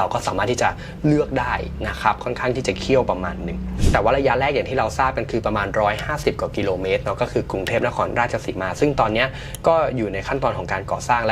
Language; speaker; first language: Thai; native; Thai